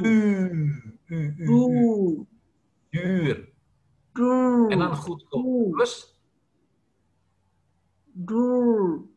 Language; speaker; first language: Dutch; non-native, learner; Indonesian